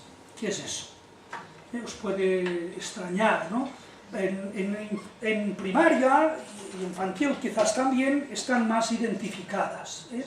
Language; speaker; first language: Spanish; native; Spanish